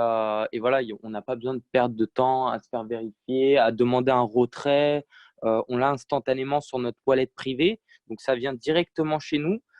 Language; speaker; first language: French; native; French